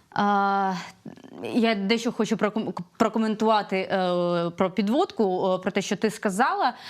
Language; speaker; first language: Ukrainian; non-native, local second language; Russian